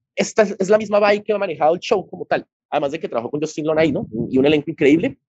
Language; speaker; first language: Spanish; native; Spanish